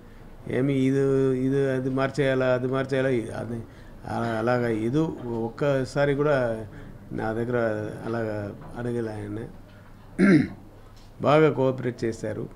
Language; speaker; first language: Telugu; non-native, learner; Tamil